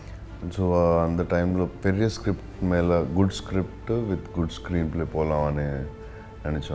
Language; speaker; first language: Tamil; non-native, local second language; Telugu